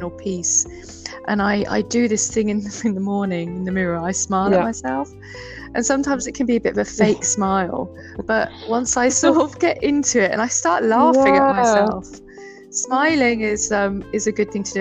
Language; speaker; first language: English; native; English